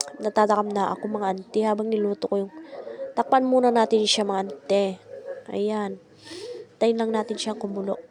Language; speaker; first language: Filipino; non-native, local second language; Iloko